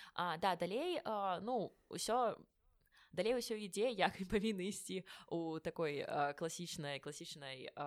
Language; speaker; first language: Belarusian; non-native, local second language; Russian